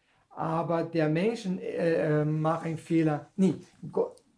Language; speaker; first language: German; non-native, learner; Portuguese